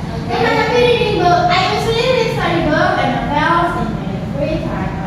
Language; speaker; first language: English; non-native, learner; Indonesian